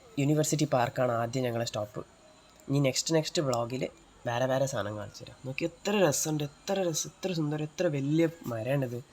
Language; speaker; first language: Malayalam; early bilingual, heritage; Malayalam